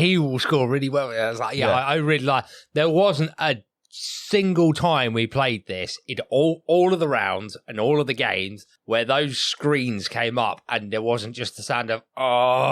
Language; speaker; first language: English; native; English